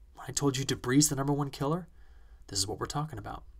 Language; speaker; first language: English; native; English